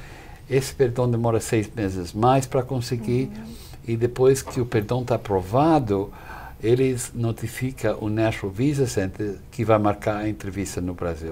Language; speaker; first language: Portuguese; non-native, fluent; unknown